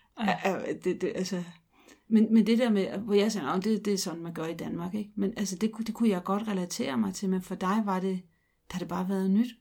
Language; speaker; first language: Danish; native; Danish